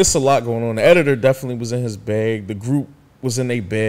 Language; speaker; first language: English; native; English